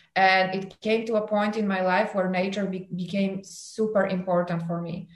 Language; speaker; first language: English; non-native, fluent; Polish